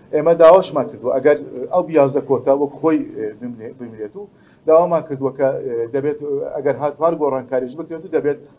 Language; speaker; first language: Central Kurdish; non-native, local second language; Azerbaijani